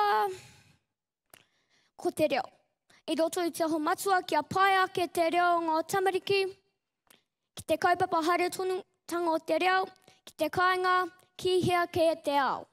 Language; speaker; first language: Māori; non-native, local second language; English